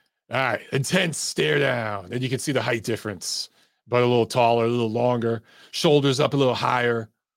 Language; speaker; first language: English; early bilingual, other home language; Italian